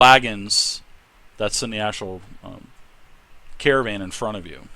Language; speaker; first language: English; native; English